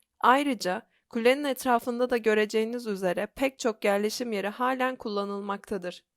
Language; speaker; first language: Turkish; native; Turkish